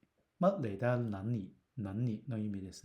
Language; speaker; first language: Japanese; non-native, fluent; Cantonese